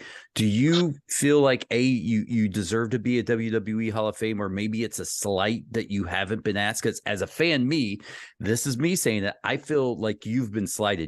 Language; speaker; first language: English; native; English